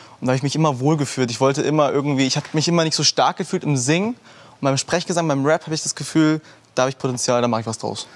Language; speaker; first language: German; early bilingual, heritage; German